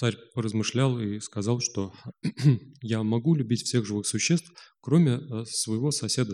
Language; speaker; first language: Russian; native; Russian